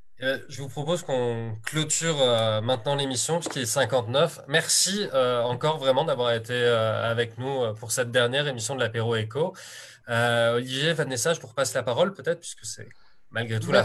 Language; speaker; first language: French; native; French